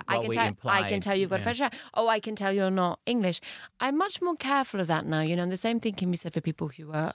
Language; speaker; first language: English; early bilingual, heritage; English